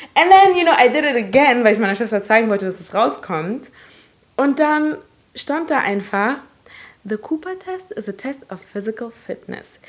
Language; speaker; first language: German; early bilingual, other home language; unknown